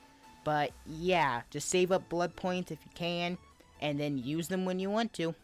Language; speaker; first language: English; native; English